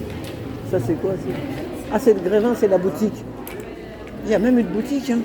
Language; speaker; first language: French; native; French